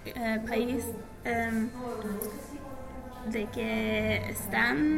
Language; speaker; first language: Spanish; non-native, learner; English